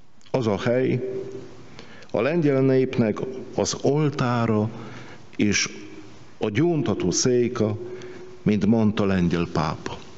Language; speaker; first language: Hungarian; non-native, fluent; Polish